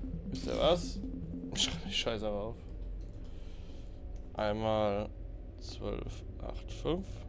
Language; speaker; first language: German; native; German